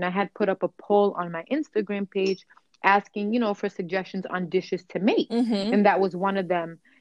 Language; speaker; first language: English; early bilingual, other home language; Kabuverdianu